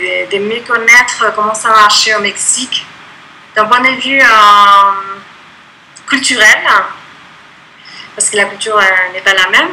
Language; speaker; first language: French; non-native, fluent; Spanish